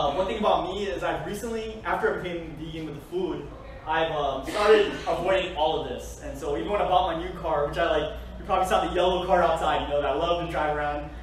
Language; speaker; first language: English; native; English